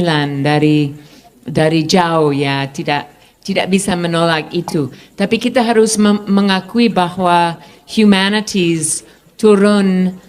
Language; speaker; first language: Indonesian; non-native, fluent; English